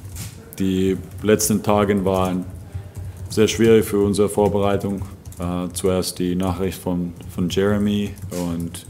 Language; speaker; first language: German; non-native, fluent; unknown